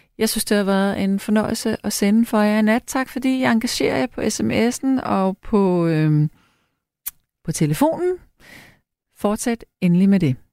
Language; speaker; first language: Danish; native; Danish